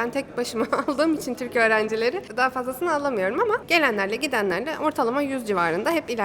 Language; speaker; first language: Turkish; native; Turkish